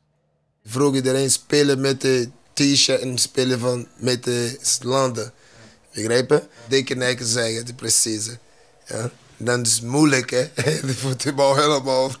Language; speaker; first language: Dutch; non-native, learner; Portuguese